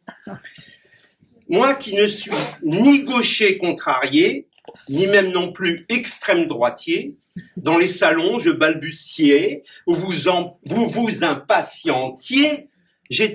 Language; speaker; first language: French; native; French